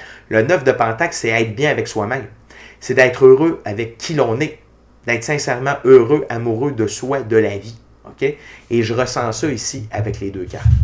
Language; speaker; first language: French; native; French